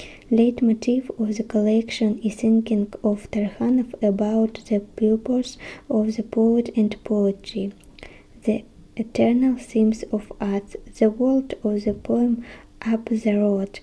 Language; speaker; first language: English; non-native, learner; Russian